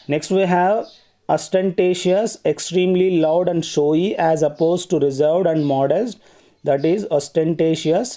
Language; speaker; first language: English; non-native, local second language; Telugu